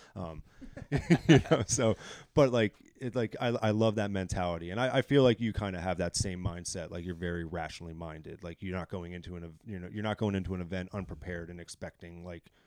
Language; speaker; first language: English; native; English